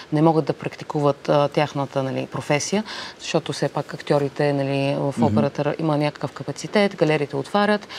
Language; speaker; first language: Bulgarian; early bilingual, other home language; Arabic